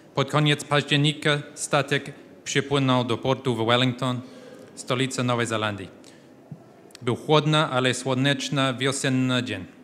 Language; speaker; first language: Polish; non-native, fluent; English